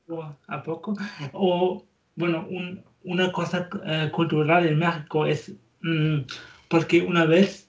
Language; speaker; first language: Spanish; non-native, learner; German